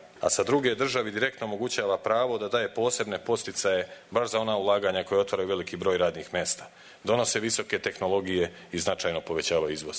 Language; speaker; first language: Serbian; native; Serbian